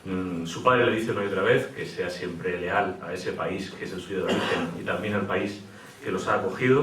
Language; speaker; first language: Spanish; native; Spanish